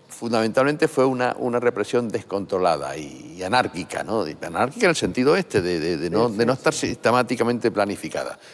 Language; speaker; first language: Spanish; native; Spanish